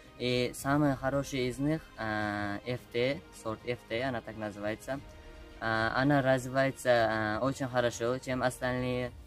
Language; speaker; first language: Russian; non-native, local second language; Uzbek